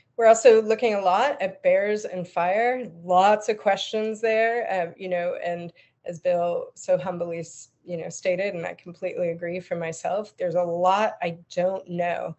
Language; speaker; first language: English; native; English